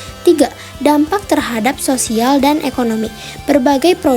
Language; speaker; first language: Indonesian; native; Indonesian